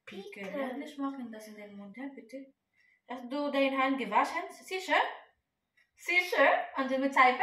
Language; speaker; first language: German; non-native, learner; Filipino